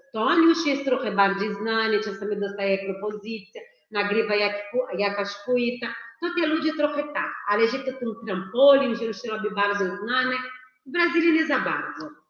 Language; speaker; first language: Polish; non-native, fluent; Portuguese